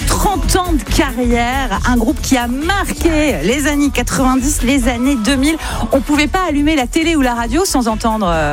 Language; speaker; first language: French; native; French